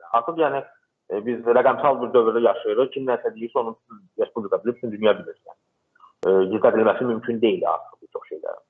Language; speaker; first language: Azerbaijani; non-native, local second language; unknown